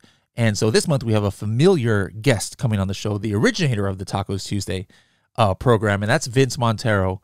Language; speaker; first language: English; native; English